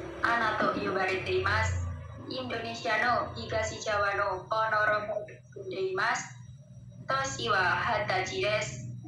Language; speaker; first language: Japanese; non-native, learner; Indonesian